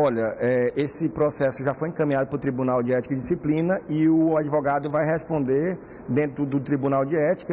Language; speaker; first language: Portuguese; native; Portuguese